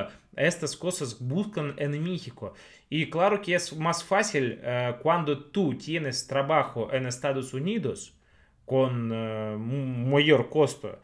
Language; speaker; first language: Spanish; non-native, fluent; Russian